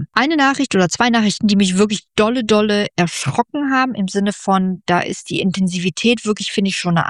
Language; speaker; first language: German; native; German